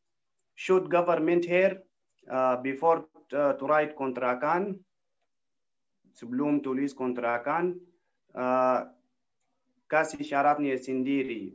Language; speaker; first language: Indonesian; non-native, learner; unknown